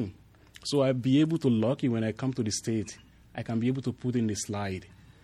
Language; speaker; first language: English; non-native, local second language; Yoruba